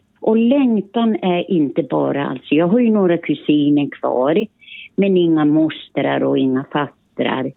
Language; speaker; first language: Swedish; early bilingual, other home language; Finnish